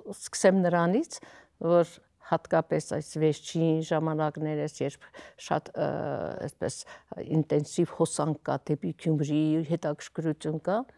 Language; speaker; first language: Armenian; native; Armenian